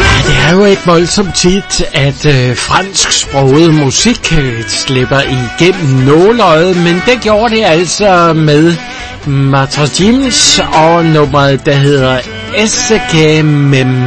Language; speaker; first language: Danish; native; Danish